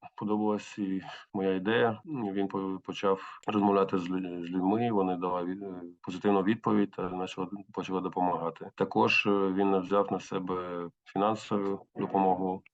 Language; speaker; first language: Ukrainian; non-native, local second language; Russian